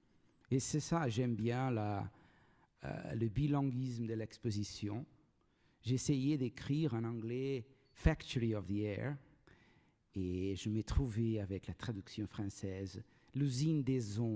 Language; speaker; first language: French; non-native, learner; Portuguese